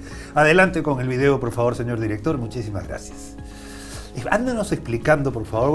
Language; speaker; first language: Spanish; native; Spanish